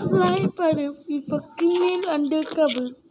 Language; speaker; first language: English; non-native, local second language; Malay